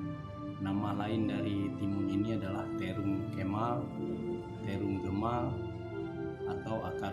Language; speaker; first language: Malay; non-native, local second language; Achinese